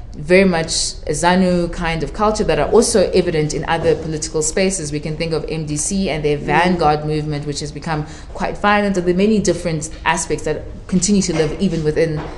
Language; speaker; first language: English; non-native, local second language; Shona